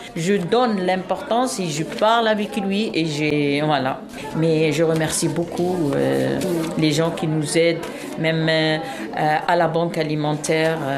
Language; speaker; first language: French; non-native, local second language; Arabic